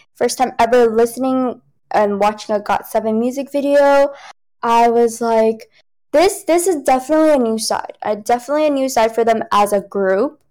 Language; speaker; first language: English; early bilingual, other home language; Cantonese